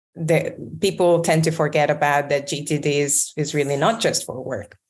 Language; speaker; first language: English; non-native, fluent; Hungarian